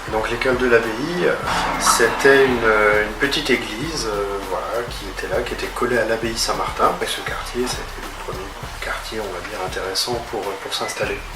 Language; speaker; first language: French; native; French